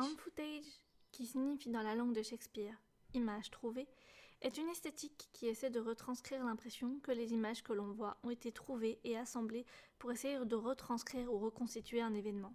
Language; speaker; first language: French; native; French